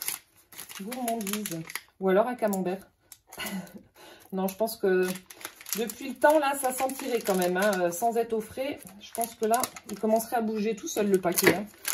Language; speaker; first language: French; native; French